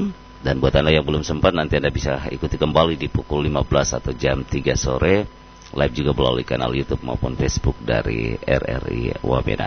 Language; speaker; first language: Indonesian; native; Indonesian